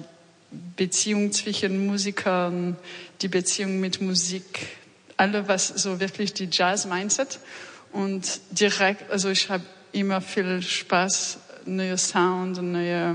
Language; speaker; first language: German; non-native, fluent; French